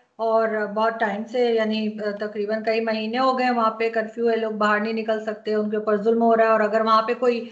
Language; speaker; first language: Urdu; native; Urdu